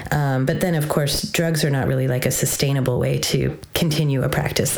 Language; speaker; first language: English; native; English